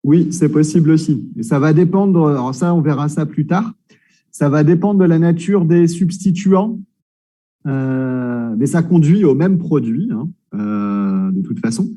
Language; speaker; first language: French; native; French